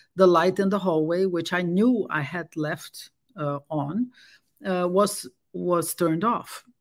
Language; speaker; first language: English; non-native, fluent; Portuguese